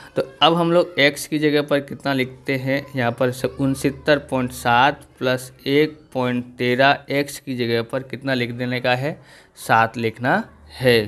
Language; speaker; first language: Hindi; non-native, local second language; Gujarati